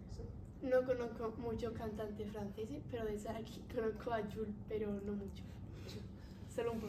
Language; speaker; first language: Spanish; native; Spanish